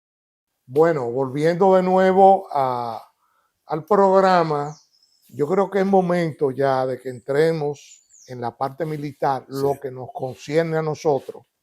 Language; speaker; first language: Spanish; native; Spanish